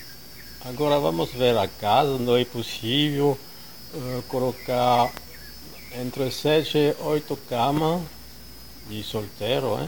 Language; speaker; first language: Portuguese; non-native, fluent; French